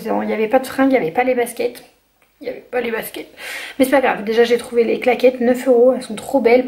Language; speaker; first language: French; native; French